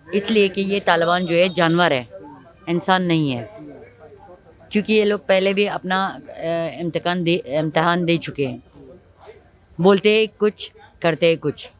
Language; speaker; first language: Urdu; non-native, learner; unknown